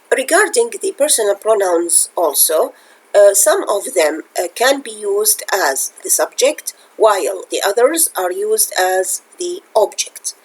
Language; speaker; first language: English; non-native, fluent; Arabic